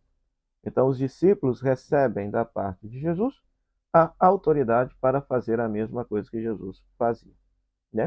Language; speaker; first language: Portuguese; native; Portuguese